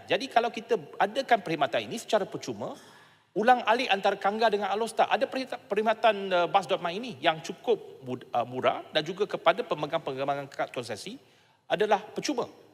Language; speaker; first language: Malay; non-native, local second language; Chinese